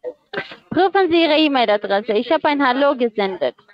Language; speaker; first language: German; non-native, fluent; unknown